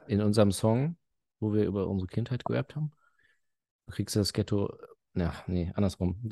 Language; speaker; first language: German; early bilingual, other home language; Arabic